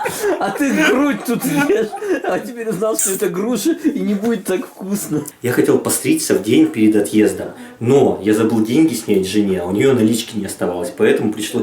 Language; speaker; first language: Russian; native; Russian